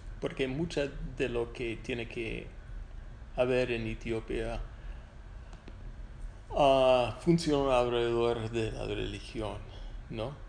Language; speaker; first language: Spanish; non-native, fluent; English